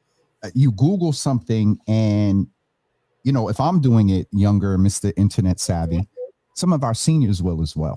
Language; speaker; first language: English; native; English